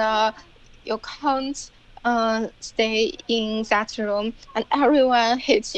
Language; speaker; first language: English; non-native, learner; Chinese